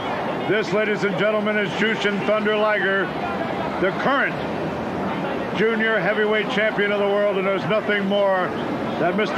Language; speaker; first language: English; native; English